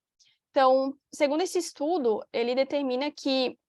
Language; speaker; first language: Portuguese; native; Portuguese